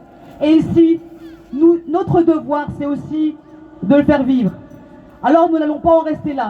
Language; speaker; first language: French; native; French